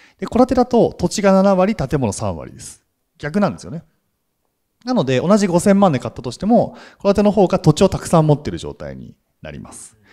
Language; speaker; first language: Japanese; native; Japanese